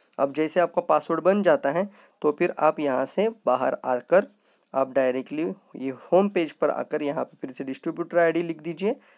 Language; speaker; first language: Hindi; non-native, local second language; Marathi